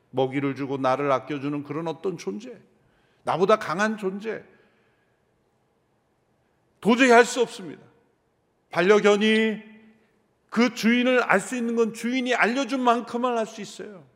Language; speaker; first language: Korean; native; Korean